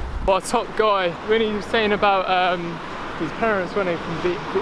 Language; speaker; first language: English; native; English